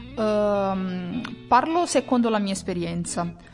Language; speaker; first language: Italian; non-native, fluent; Portuguese